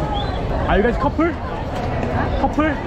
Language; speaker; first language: English; non-native, learner; Korean